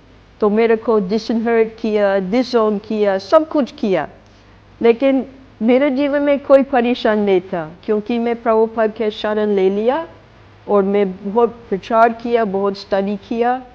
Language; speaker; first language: Hindi; non-native, fluent; English